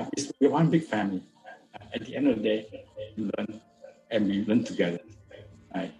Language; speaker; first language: English; non-native, local second language; Min Nan Chinese